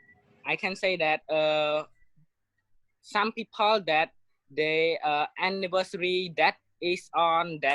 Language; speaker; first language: English; non-native, learner; Khmer